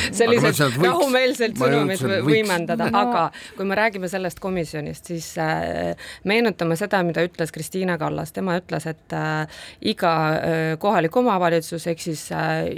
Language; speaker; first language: Estonian; non-native, local second language; Russian